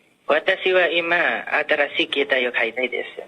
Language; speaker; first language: Japanese; non-native, learner; Nepali